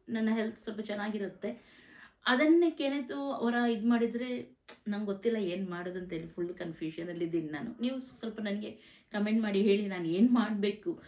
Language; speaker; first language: Kannada; native; Kannada